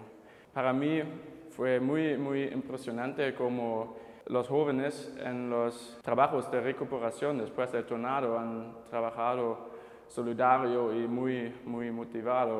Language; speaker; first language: Spanish; non-native, fluent; German